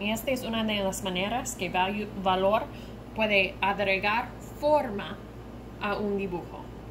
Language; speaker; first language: Spanish; non-native, learner; English